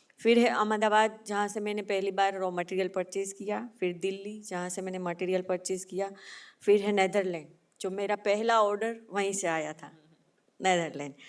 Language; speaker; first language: Hindi; non-native, local second language; Gujarati